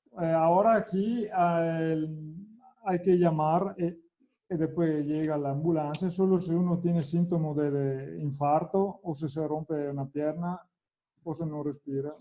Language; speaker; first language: Spanish; non-native, fluent; Italian